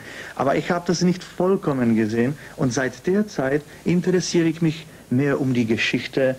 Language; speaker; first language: German; non-native, fluent; Czech